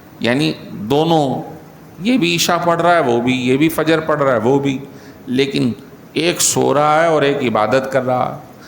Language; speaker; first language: Urdu; native; Urdu